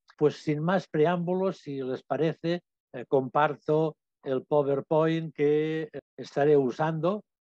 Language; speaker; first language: Spanish; non-native, local second language; Catalan